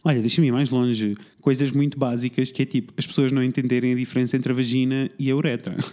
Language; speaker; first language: Portuguese; native; Portuguese